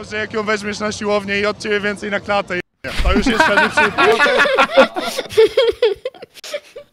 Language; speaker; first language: Polish; native; Polish